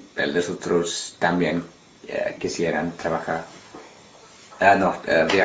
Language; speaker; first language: Spanish; non-native, learner; English